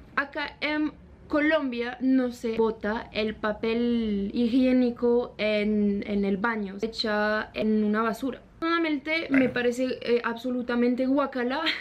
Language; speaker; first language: Spanish; non-native, fluent; French